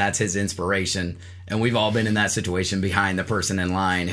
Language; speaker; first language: English; native; English